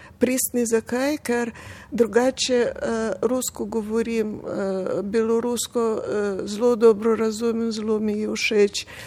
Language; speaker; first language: Slovenian; non-native, fluent; Russian